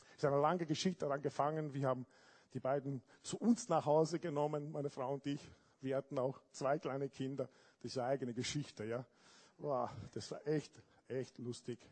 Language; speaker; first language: German; non-native, fluent; Italian